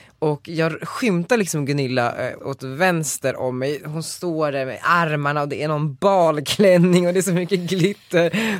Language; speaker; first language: Swedish; native; Swedish